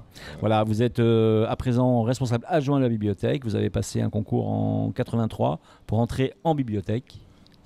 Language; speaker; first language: French; native; French